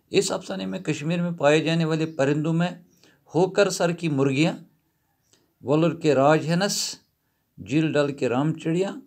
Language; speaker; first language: Urdu; non-native, local second language; Kashmiri